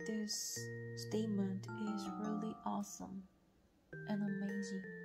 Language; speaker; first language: English; non-native, learner; Korean